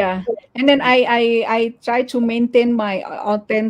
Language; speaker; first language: English; non-native, learner; Indonesian